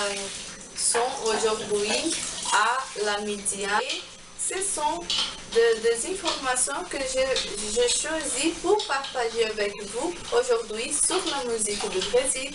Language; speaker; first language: French; non-native, learner; Portuguese